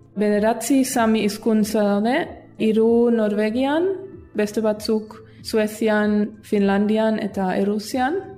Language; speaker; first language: Basque; non-native, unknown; German